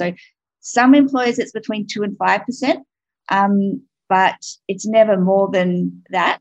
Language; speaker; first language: English; native; English